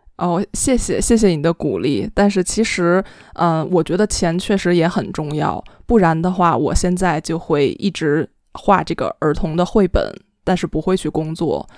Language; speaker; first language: Chinese; native; Chinese